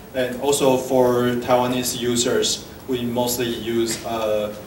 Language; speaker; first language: English; non-native, fluent; Chinese